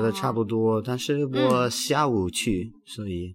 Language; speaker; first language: Chinese; non-native, learner; English